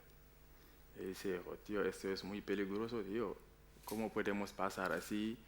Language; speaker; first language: Spanish; non-native, learner; Wolof